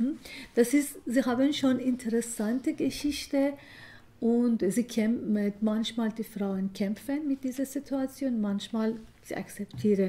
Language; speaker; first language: German; non-native, learner; Persian